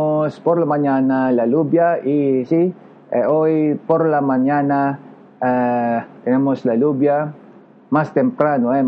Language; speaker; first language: Spanish; non-native, learner; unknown